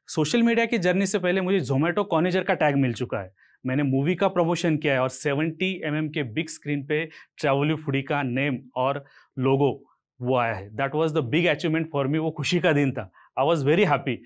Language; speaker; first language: Hindi; non-native, local second language; Marathi